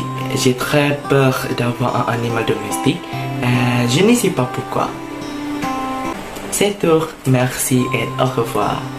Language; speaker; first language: French; non-native, learner; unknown